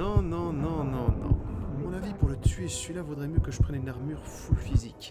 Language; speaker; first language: French; native; French